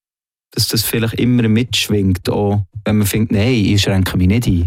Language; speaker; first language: German; native; German